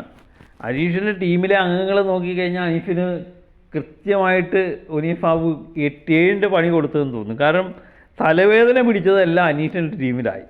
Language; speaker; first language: Malayalam; native; Malayalam